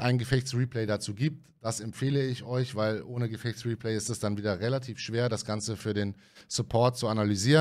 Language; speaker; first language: German; native; German